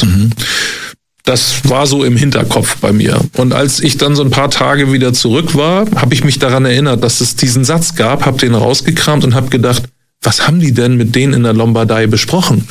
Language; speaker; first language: German; native; German